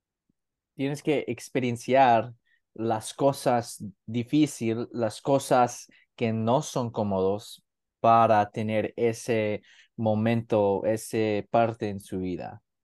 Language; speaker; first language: Spanish; non-native, learner; English